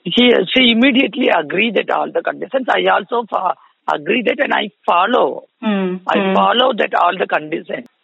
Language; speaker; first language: English; non-native, local second language; Tamil